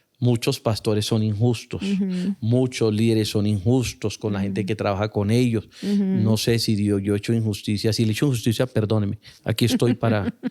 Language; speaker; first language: Spanish; native; Spanish